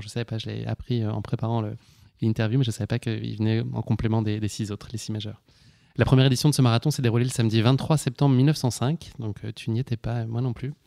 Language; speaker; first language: French; native; French